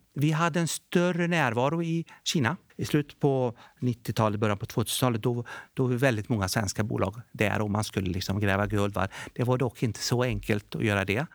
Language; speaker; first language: Swedish; early bilingual, other home language; Bosnian